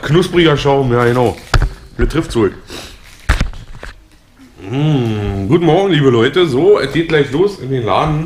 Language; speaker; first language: German; native; German